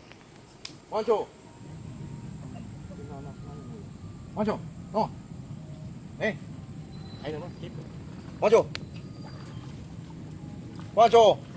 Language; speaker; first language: Spanish; native; Spanish